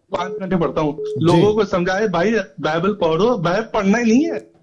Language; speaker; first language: Hindi; native; Hindi